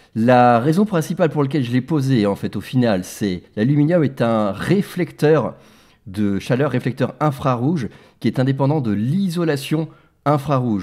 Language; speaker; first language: French; native; French